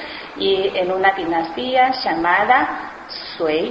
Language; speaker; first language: Spanish; non-native, fluent; Chinese